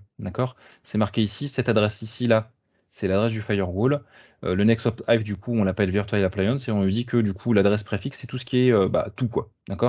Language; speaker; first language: French; native; French